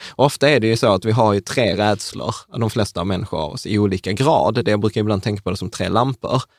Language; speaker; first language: Swedish; early bilingual, other home language; Czech